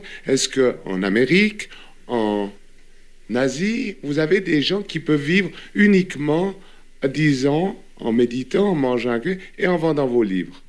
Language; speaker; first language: French; native; French